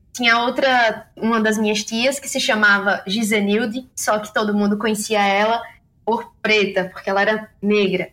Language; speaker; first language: Portuguese; native; Portuguese